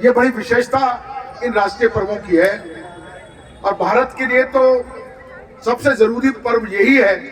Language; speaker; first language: Hindi; native; Hindi